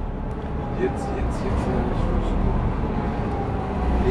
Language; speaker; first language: German; non-native, learner; Arabic